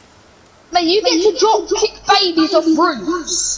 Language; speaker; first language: English; native; English